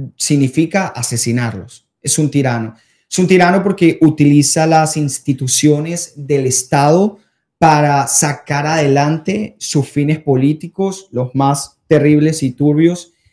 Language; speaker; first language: Spanish; native; Spanish